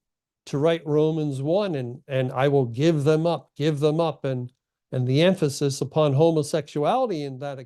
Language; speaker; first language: English; native; English